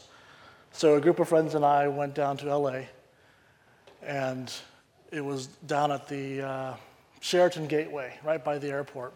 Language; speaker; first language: English; native; English